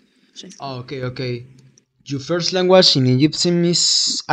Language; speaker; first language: English; non-native, fluent; Spanish